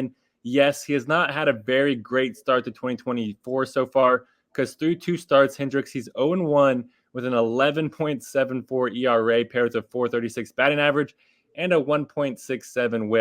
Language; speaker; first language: English; native; English